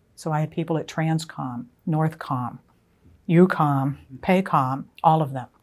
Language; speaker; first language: English; native; English